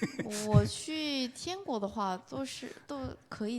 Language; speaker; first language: Chinese; non-native, fluent; Korean